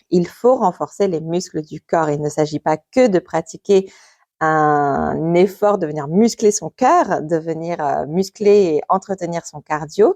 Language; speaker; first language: French; native; French